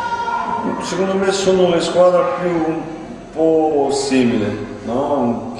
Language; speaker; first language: Italian; non-native, fluent; Portuguese